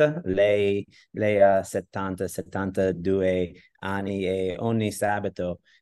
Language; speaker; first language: Italian; non-native, learner; English